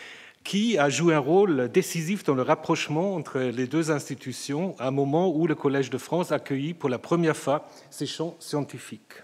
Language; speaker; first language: French; native; French